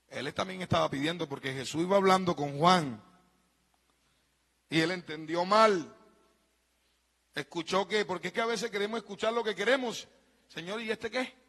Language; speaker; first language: Spanish; native; Spanish